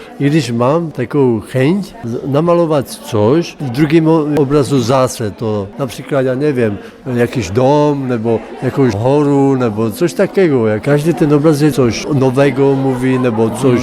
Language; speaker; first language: Polish; non-native, learner; Czech